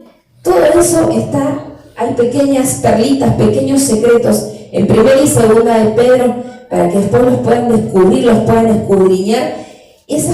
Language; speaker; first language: Spanish; native; Spanish